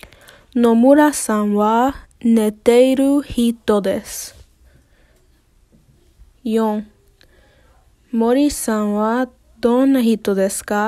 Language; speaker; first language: Japanese; non-native, learner; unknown